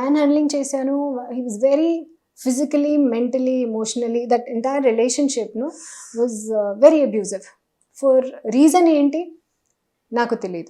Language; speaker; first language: Telugu; non-native, learner; Hindi